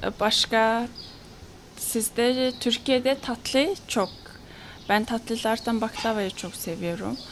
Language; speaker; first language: Turkish; non-native, fluent; Mongolian